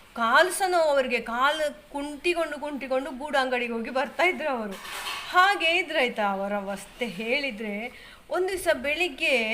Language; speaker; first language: Kannada; native; Kannada